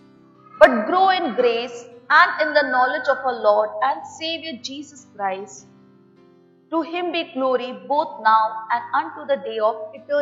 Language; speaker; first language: English; non-native, local second language; Tulu